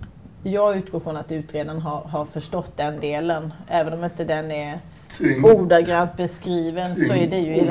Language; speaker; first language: Swedish; native; Swedish